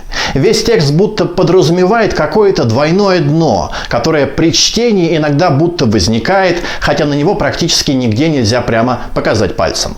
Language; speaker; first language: Russian; native; Russian